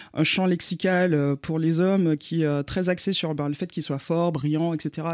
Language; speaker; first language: French; native; French